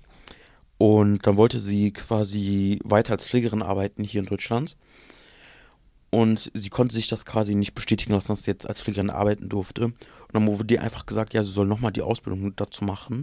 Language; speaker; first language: German; early bilingual, other home language; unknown